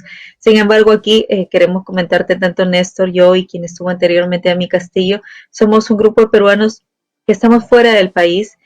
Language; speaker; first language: Spanish; native; Spanish